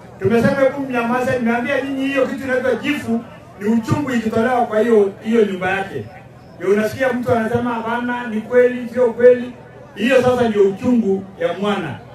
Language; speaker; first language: Swahili; non-native, local second language; Masai